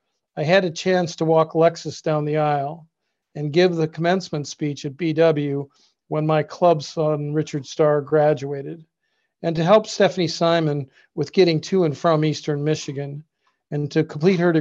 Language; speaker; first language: English; native; English